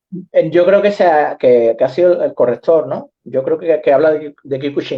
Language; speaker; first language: Spanish; native; Spanish